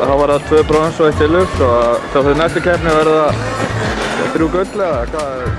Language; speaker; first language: Icelandic; native; Icelandic